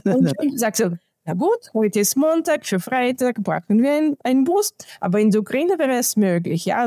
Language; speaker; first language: German; non-native, fluent; Ukrainian